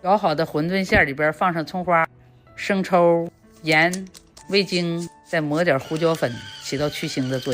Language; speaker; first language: Chinese; native; Chinese